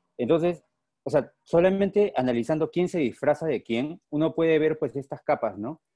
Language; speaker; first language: Spanish; native; Spanish